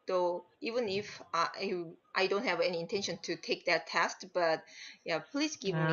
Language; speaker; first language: English; non-native, learner; Korean